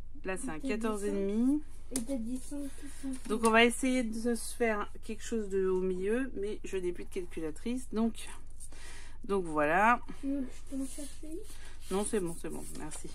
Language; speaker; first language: French; native; French